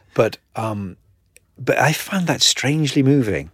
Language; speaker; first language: English; native; English